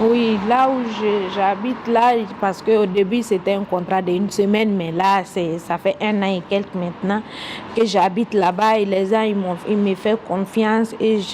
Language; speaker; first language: French; non-native, local second language; Mandingo